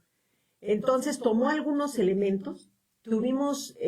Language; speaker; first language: Spanish; native; Spanish